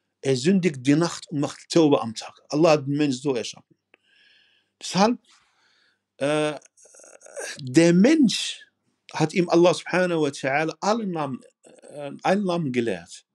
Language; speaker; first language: German; non-native, fluent; Arabic